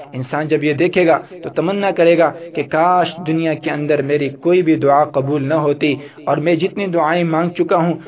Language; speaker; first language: Urdu; native; Urdu